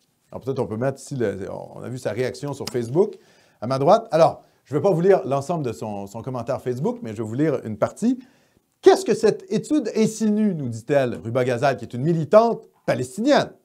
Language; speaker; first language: French; native; French